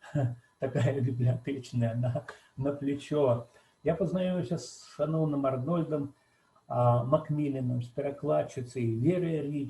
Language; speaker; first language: Belarusian; native; Belarusian